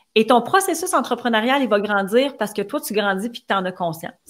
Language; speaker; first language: French; native; French